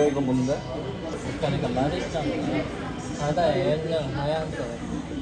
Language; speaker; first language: Korean; non-native, learner; Japanese